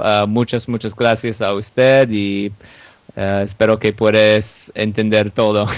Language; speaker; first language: Spanish; non-native, learner; English